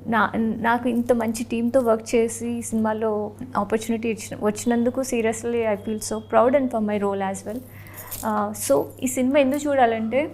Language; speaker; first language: Telugu; non-native, local second language; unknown